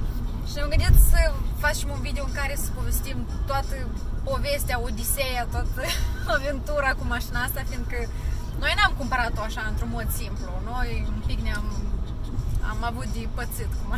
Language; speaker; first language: Romanian; native; Romanian